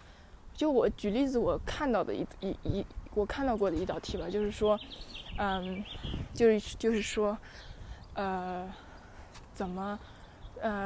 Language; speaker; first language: Chinese; early bilingual, heritage; Chinese